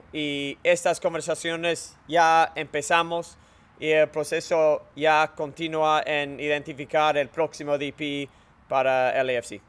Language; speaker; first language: Spanish; non-native, fluent; English